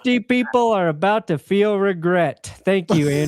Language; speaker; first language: English; native; English